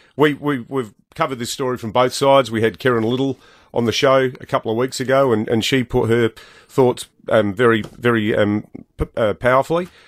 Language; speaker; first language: English; native; English